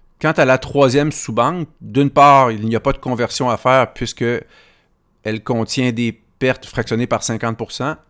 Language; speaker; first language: French; native; French